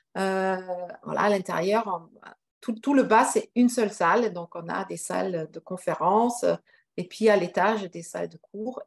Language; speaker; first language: French; non-native, fluent; German